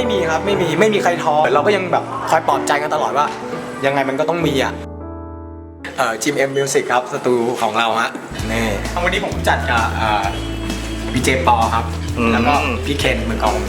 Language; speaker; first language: Thai; native; Thai